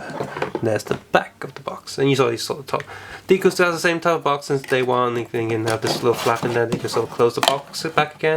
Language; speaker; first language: English; native; English